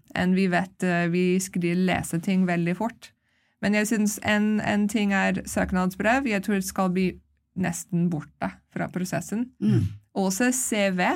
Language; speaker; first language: Norwegian; non-native, fluent; English